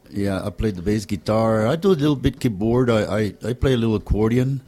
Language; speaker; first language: English; early bilingual, other home language; Spanish